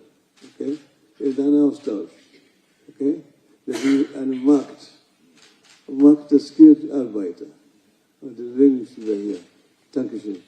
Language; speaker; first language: German; non-native, fluent; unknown